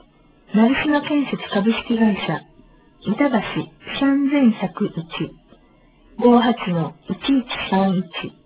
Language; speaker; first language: Japanese; native; Japanese